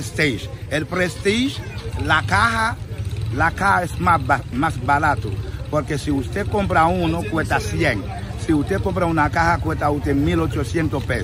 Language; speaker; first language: Spanish; non-native, fluent; Haitian Creole